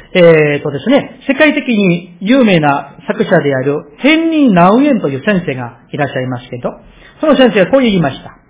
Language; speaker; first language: Japanese; non-native, fluent; Korean